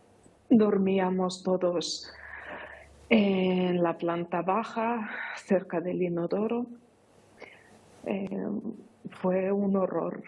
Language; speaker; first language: Spanish; non-native, fluent; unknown